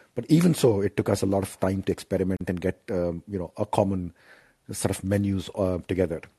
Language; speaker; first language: English; non-native, local second language; Hindi